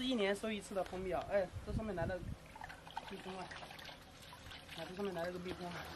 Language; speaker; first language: Chinese; native; Chinese